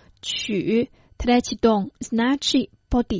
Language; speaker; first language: Croatian; non-native, fluent; Chinese